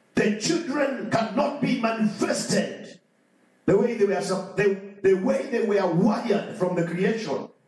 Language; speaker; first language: English; non-native, local second language; Swahili